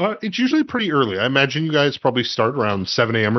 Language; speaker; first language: English; native; English